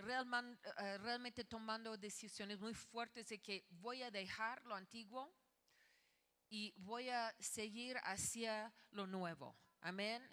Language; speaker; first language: Spanish; non-native, fluent; English